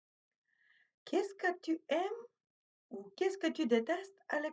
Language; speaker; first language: French; non-native, fluent; Macedonian